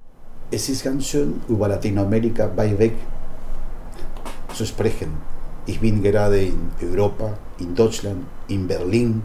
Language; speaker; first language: German; non-native, learner; Spanish